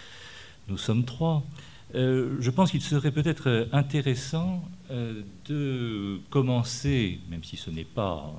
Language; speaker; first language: French; native; French